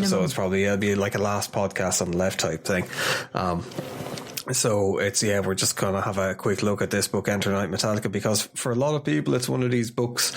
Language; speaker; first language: English; native; English